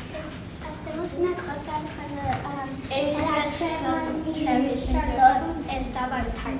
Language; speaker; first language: Spanish; non-native, learner; English